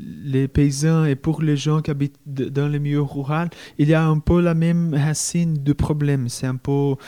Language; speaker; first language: French; non-native, fluent; Portuguese